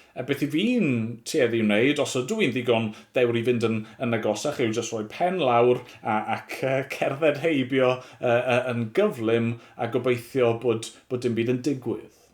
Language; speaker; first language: Welsh; native; Welsh